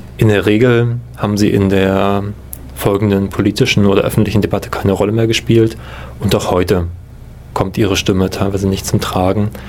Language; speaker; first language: German; native; German